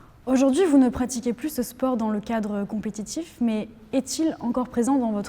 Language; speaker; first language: French; native; French